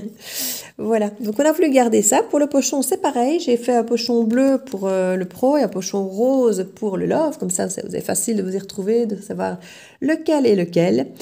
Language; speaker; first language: French; native; French